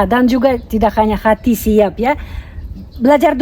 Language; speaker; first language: Indonesian; non-native, fluent; Russian